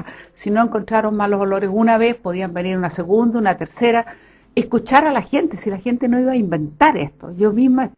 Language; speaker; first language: Spanish; native; Spanish